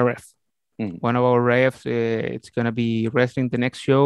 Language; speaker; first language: English; non-native, learner; Spanish